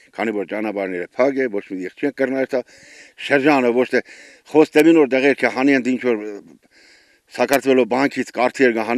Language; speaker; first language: Armenian; native; Armenian